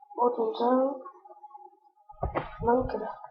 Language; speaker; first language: Spanish; native; Spanish